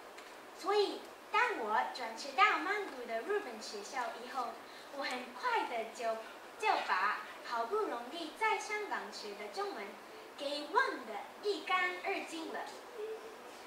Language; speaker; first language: Chinese; non-native, fluent; Japanese